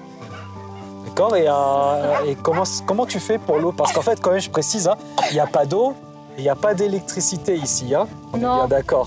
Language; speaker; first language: French; native; French